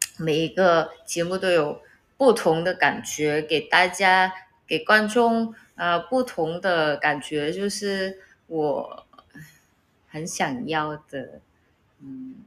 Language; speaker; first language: Chinese; non-native, learner; Vietnamese